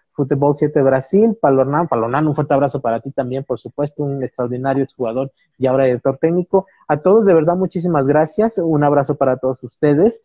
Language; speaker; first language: Spanish; native; Spanish